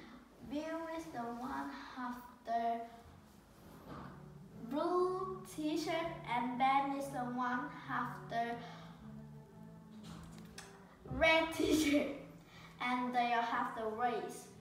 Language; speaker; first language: English; non-native, learner; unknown